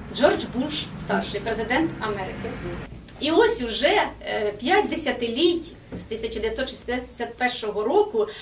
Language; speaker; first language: Ukrainian; non-native, fluent; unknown